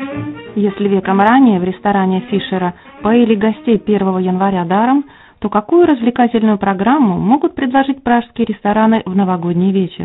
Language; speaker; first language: Russian; native; Russian